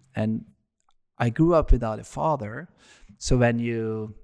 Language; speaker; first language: English; non-native, fluent; Norwegian